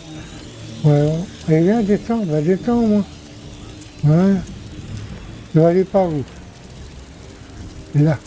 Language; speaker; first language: French; native; French